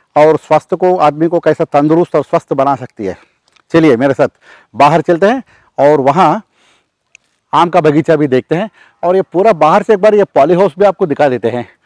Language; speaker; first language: Hindi; non-native, local second language; Telugu